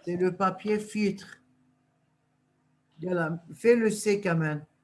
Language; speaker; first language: French; non-native, local second language; Arabic